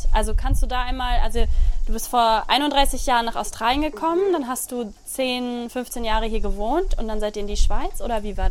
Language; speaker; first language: German; native; German